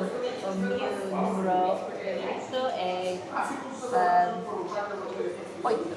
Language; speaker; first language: Portuguese; non-native, learner; English